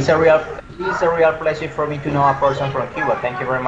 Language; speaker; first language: English; non-native, learner; Spanish